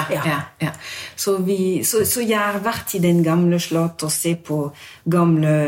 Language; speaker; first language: Norwegian; non-native, fluent; French